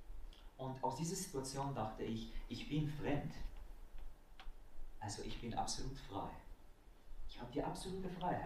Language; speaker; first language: German; non-native, fluent; Arabic